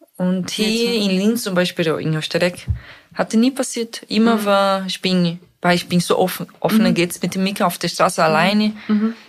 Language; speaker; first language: German; non-native, fluent; Portuguese